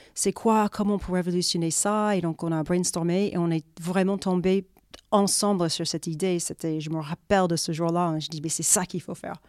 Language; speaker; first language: French; non-native, fluent; English